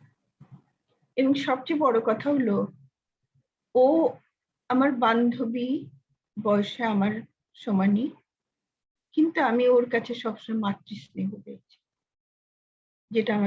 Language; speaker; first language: Bangla; native; Bangla